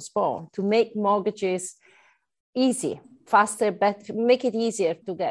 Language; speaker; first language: English; non-native, fluent; Italian